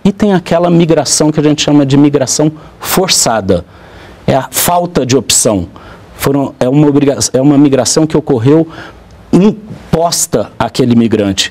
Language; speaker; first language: Portuguese; native; Portuguese